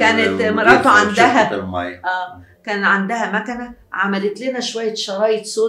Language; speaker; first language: Arabic; native; Arabic